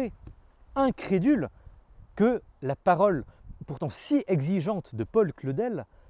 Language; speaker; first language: French; native; French